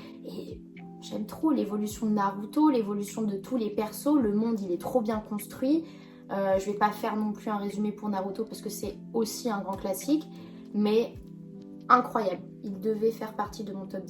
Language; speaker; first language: French; native; French